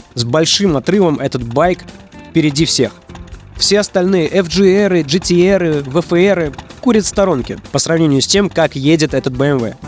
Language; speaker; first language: Russian; native; Russian